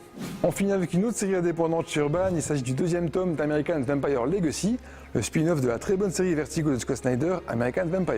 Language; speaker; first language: French; native; French